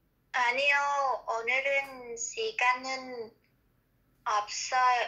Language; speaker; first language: Korean; non-native, learner; Vietnamese